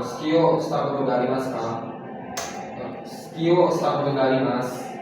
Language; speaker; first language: Japanese; non-native, learner; Indonesian